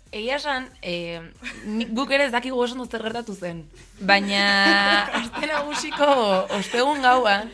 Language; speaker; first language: Basque; native; Basque